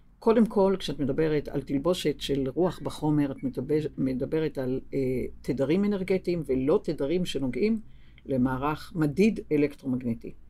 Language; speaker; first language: Hebrew; native; Hebrew